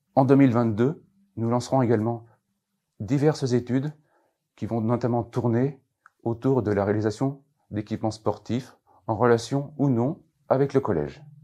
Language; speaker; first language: French; native; French